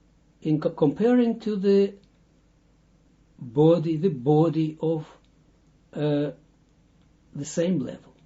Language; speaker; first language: English; non-native, fluent; Dutch